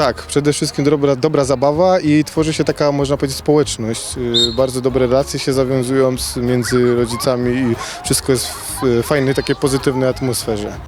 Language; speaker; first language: Polish; native; Polish